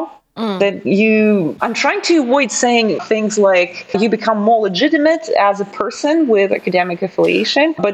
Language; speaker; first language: English; non-native, fluent; Russian